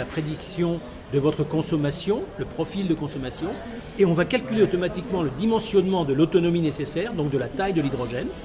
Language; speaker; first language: French; native; French